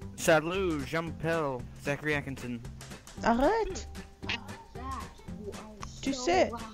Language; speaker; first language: French; non-native, learner; English